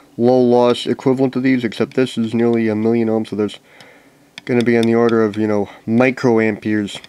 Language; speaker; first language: English; native; English